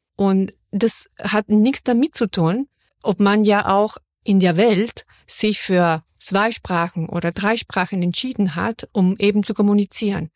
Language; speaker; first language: German; non-native, fluent; Spanish